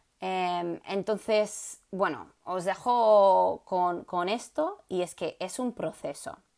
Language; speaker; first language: Spanish; non-native, fluent; English